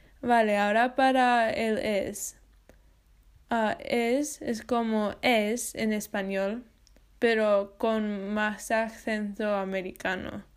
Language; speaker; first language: Spanish; non-native, learner; English